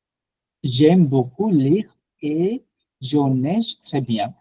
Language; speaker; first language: French; non-native, learner; Bangla